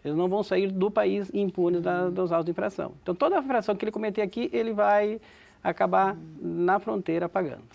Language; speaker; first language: Portuguese; native; Portuguese